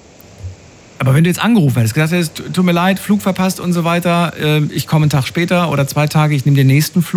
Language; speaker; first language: German; native; German